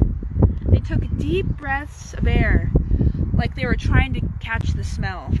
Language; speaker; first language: English; native; English